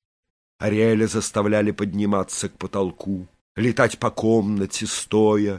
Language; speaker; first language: Russian; native; Russian